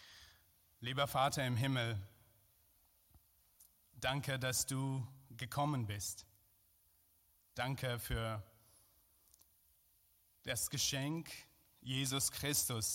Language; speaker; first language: German; non-native, fluent; Persian